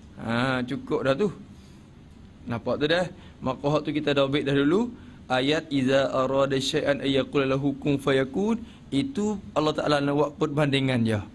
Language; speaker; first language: Malay; native; Malay